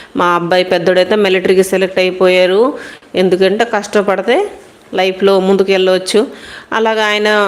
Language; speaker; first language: Telugu; non-native, local second language; Hindi